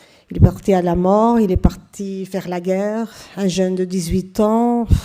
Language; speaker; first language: French; non-native, fluent; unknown